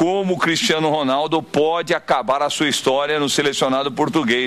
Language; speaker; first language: Portuguese; native; Portuguese